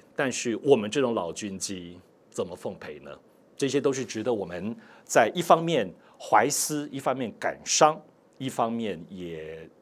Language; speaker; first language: Chinese; native; Chinese